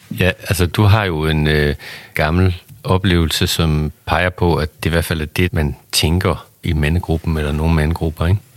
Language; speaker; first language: Danish; native; Danish